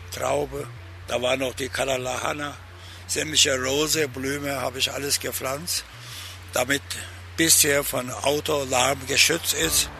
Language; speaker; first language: German; non-native, learner; Turkish